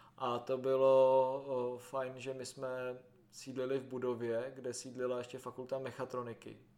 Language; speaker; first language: Czech; native; Czech